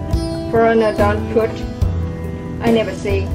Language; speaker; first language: English; non-native, learner; Thai